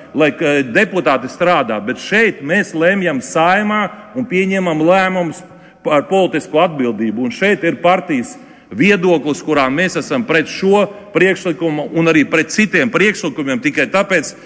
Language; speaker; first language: Latvian; non-native, local second language; Russian